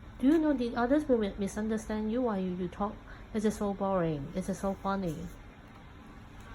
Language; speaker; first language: English; non-native, local second language; Cantonese